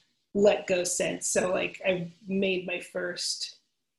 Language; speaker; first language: English; native; English